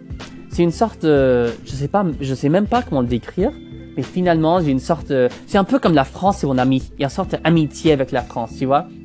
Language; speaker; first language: French; non-native, local second language; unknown